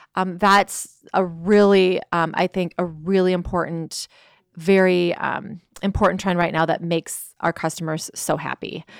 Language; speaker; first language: English; native; English